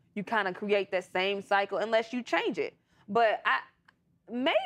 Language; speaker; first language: English; native; English